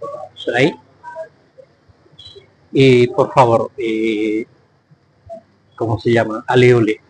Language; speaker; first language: Spanish; non-native, learner; Filipino